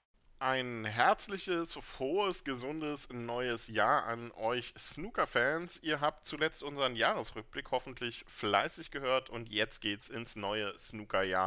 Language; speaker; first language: German; native; German